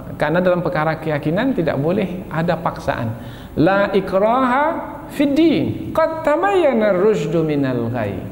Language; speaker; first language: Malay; native; Malay